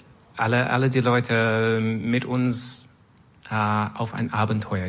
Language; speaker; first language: German; non-native, learner; French